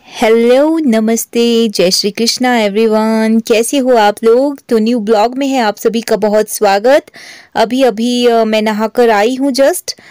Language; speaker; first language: Hindi; native; Hindi